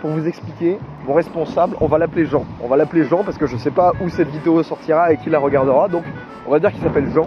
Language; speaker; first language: French; native; French